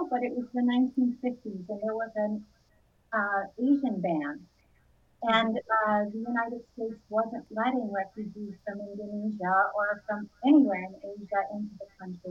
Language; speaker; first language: English; early bilingual, other home language; Indonesian